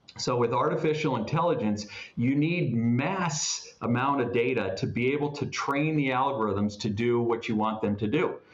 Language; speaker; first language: English; native; English